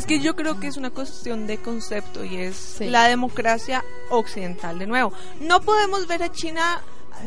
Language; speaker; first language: Spanish; native; Spanish